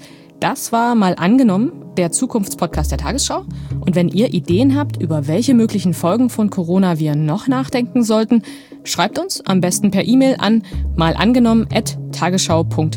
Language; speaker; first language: German; native; German